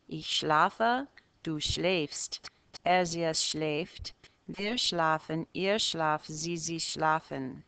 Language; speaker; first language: German; non-native, fluent; English